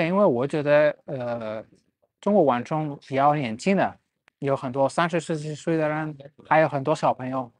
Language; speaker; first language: Chinese; non-native, fluent; Spanish